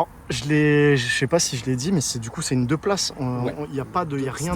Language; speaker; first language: French; native; French